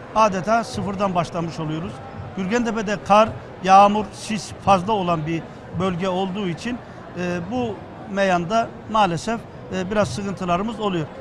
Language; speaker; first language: Turkish; native; Turkish